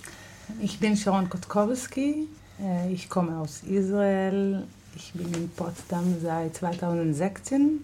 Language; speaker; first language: German; non-native, fluent; Hebrew